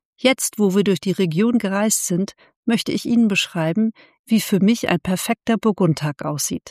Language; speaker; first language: German; native; German